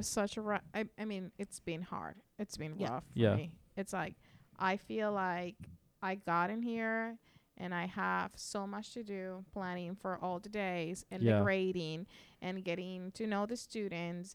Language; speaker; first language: English; non-native, fluent; Spanish